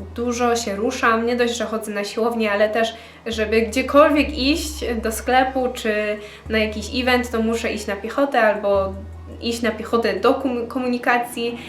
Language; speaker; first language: Polish; early bilingual, heritage; Polish